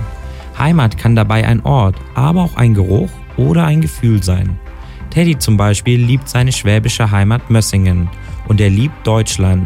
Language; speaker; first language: German; native; German